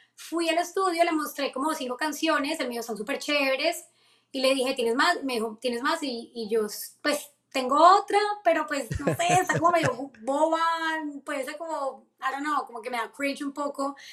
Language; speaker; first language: Spanish; native; Spanish